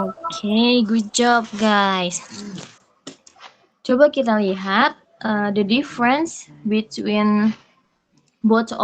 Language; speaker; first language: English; non-native, fluent; Indonesian